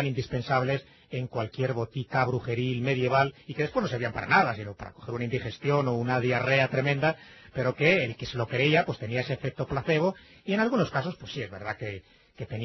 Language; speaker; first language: Spanish; native; Spanish